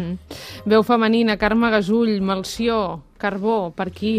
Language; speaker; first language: Catalan; native; Catalan